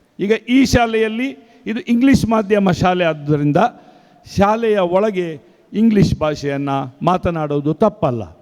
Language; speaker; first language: Kannada; non-native, local second language; Konkani